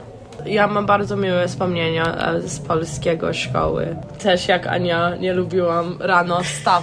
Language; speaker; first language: Polish; early bilingual, heritage; English